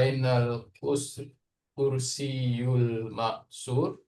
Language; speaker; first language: Arabic; non-native, learner; Malay